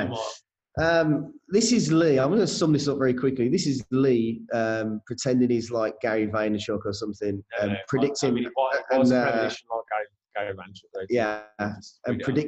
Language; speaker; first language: English; native; English